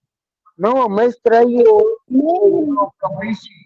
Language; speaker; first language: Italian; non-native, learner; Urdu